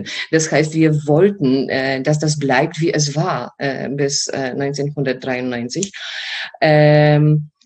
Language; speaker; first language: German; non-native, fluent; Polish